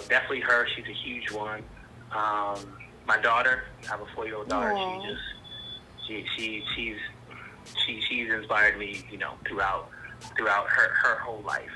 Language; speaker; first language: English; native; English